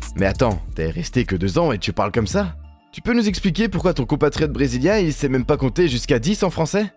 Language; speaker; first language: French; native; French